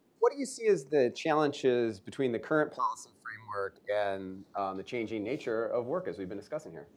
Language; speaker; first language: English; native; English